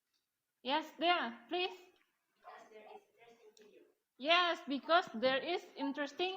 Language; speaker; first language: English; non-native, learner; Indonesian